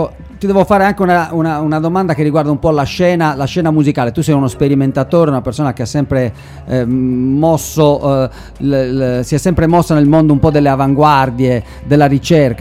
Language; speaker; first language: Italian; native; Italian